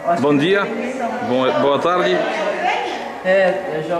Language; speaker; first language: Portuguese; non-native, learner; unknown